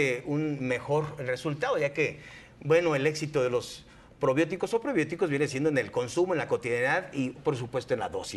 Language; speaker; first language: Spanish; native; Spanish